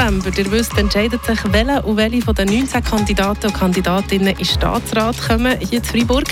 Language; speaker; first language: German; native; German